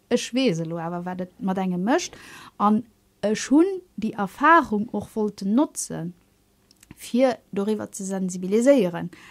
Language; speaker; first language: Luxembourgish; early bilingual, other home language; Kabuverdianu